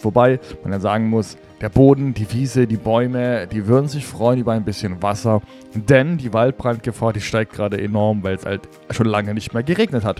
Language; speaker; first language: German; native; German